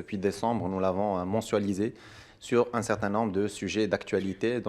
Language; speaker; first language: French; non-native, local second language; Arabic